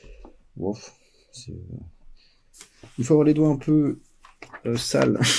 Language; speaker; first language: French; native; French